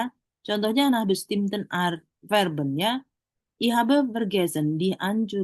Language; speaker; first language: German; non-native, fluent; Indonesian